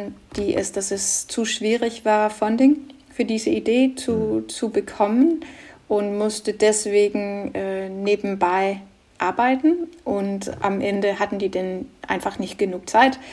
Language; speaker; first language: German; non-native, fluent; Danish